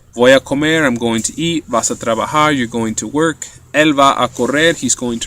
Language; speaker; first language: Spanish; non-native, fluent; English